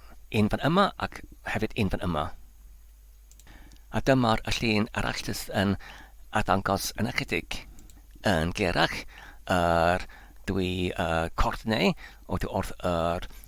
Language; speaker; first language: Welsh; non-native, learner; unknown